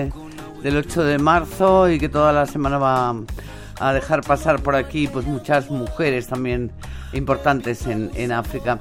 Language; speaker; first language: Spanish; native; Spanish